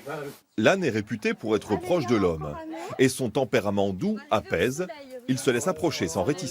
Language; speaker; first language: French; native; French